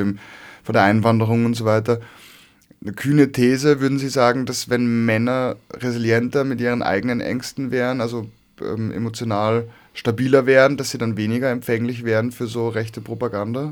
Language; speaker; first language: German; native; German